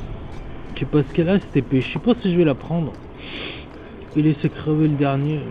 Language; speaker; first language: French; native; French